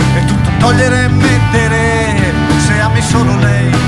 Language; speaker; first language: Italian; native; Italian